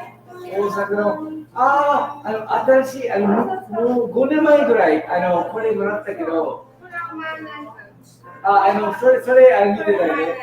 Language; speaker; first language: Japanese; non-native, learner; English